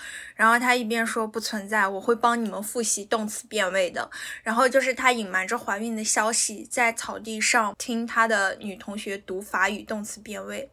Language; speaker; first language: Chinese; native; Chinese